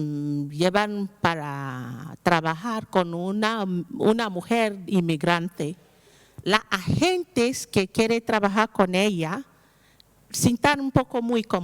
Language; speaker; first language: Spanish; non-native, learner; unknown